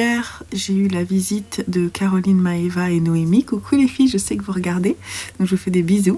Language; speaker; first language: French; native; French